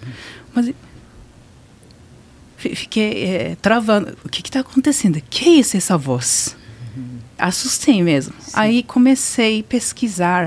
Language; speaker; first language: Portuguese; non-native, fluent; Spanish